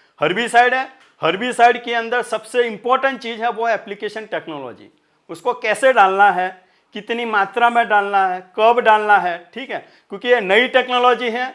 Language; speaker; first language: Hindi; non-native, local second language; Marathi